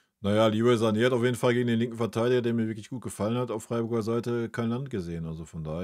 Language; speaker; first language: German; native; German